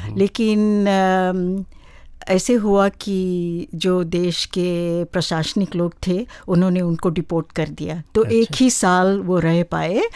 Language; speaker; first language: Hindi; native; Hindi